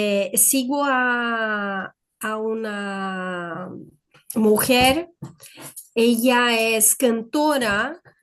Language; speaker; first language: Spanish; non-native, fluent; Portuguese